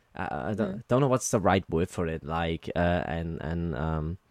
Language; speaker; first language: English; non-native, fluent; German